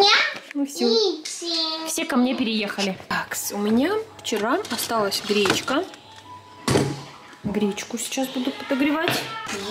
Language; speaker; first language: Russian; native; Russian